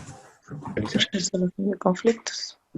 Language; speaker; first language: Spanish; native; Spanish